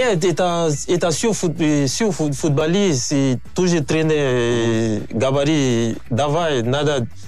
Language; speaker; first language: Russian; non-native, learner; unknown